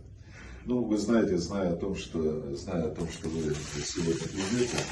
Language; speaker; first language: Russian; native; Russian